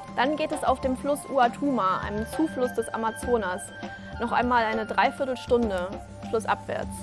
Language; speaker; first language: German; native; German